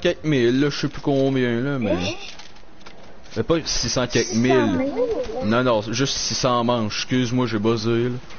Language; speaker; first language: French; native; French